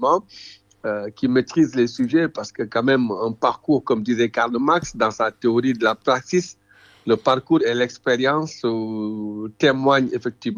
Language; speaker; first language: French; non-native, local second language; Wolof